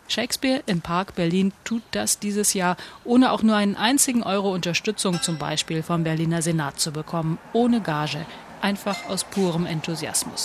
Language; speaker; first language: German; native; German